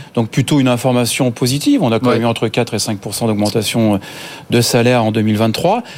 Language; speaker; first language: French; native; French